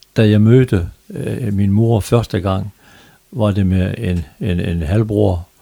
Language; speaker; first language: Danish; native; Danish